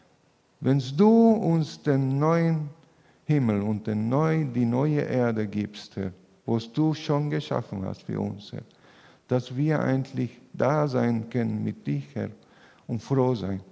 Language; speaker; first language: German; non-native, fluent; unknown